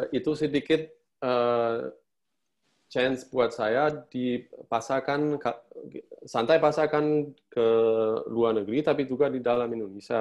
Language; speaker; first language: Indonesian; non-native, fluent; German